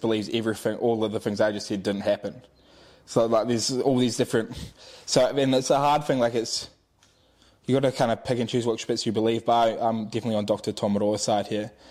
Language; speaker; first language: English; native; English